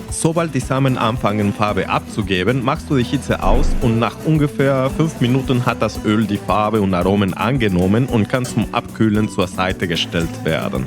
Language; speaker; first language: German; non-native, fluent; Spanish